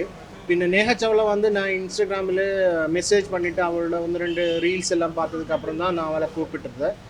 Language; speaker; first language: Tamil; non-native, learner; Malayalam